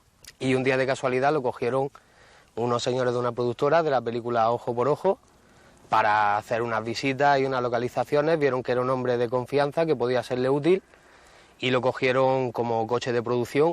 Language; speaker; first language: Spanish; native; Spanish